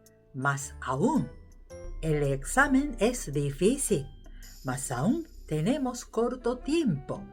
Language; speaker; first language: Spanish; non-native, fluent; Japanese